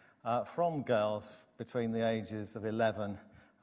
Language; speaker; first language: English; native; English